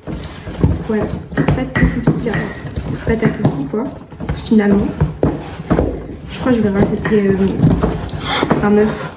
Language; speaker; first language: French; native; French